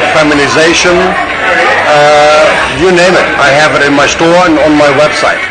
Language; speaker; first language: English; non-native, fluent; German